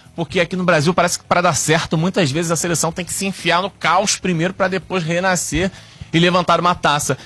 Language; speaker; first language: Portuguese; native; Portuguese